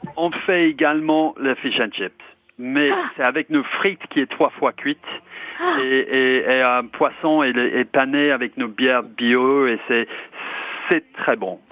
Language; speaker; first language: French; non-native, fluent; English